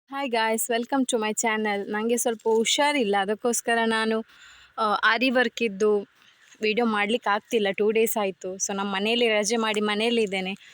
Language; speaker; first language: Kannada; non-native, local second language; Tulu